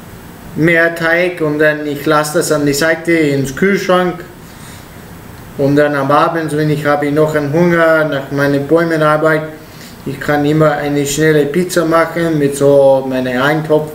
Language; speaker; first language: German; non-native, learner; Italian